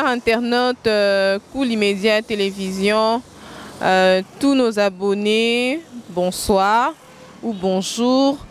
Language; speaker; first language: French; non-native, local second language; Lingala